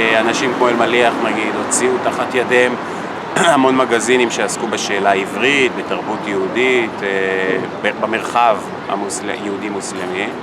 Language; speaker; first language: Hebrew; native; Hebrew